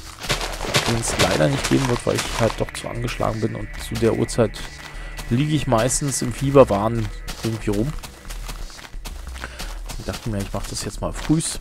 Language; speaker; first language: German; native; German